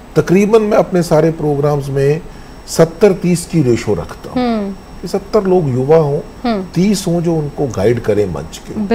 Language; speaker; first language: Hindi; native; Hindi